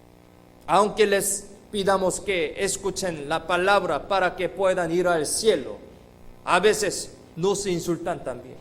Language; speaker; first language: Spanish; non-native, fluent; Korean